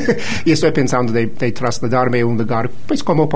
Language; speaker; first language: Spanish; non-native, fluent; English